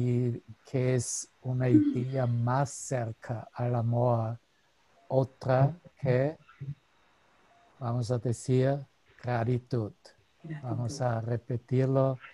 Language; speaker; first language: Spanish; non-native, fluent; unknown